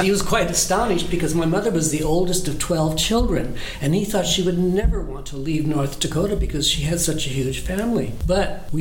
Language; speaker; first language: English; early bilingual, other home language; German